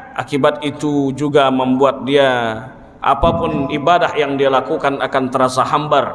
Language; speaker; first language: Malay; non-native, local second language; Banjar